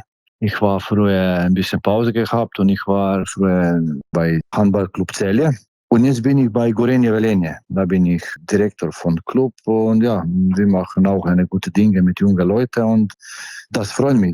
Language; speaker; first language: German; non-native, fluent; Slovenian